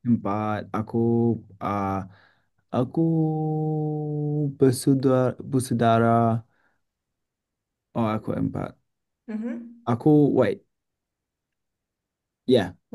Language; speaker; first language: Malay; non-native, learner; English